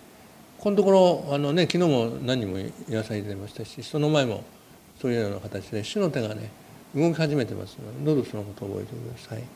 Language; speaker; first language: Japanese; native; Japanese